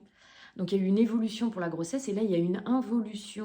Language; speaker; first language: French; native; French